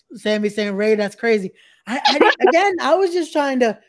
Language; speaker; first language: English; early bilingual, other home language; Spanish